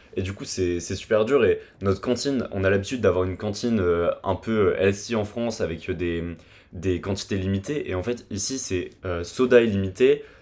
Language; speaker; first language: French; native; French